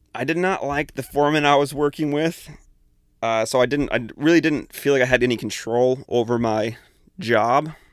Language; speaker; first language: English; native; English